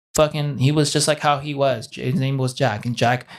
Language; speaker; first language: English; early bilingual, other home language; Spanish